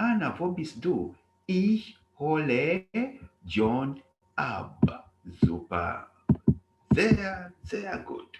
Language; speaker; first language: German; non-native, fluent; English